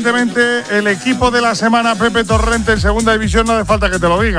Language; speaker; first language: Spanish; native; Spanish